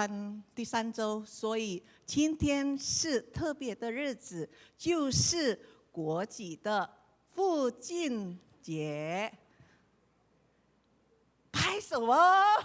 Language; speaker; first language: Chinese; non-native, learner; Indonesian